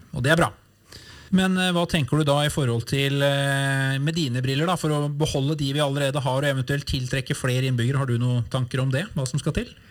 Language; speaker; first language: Norwegian; native; Norwegian